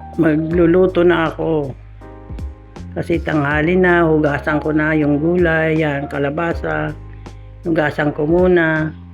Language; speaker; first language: Filipino; non-native, local second language; Iloko